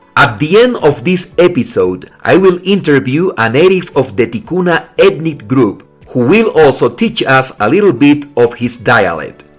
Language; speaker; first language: English; non-native, fluent; Spanish